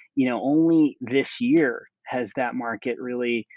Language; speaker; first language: English; native; English